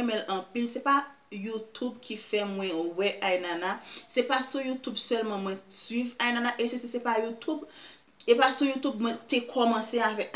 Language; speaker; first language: French; non-native, local second language; Haitian Creole